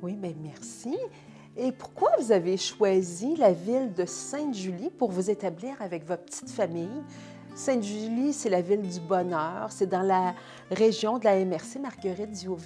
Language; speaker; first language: French; native; French